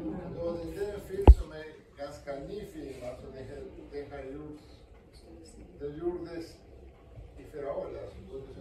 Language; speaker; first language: Swedish; non-native, fluent; Spanish